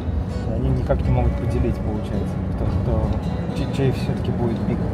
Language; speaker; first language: Russian; native; Russian